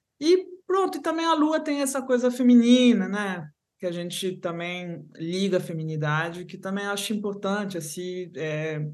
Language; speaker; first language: Portuguese; non-native, fluent; French